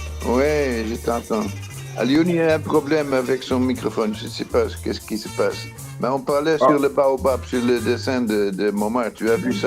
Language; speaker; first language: French; non-native, fluent; Dutch